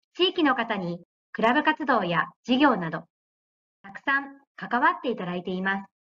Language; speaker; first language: Japanese; native; Japanese